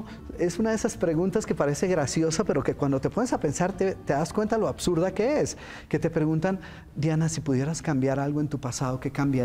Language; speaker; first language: Spanish; native; Spanish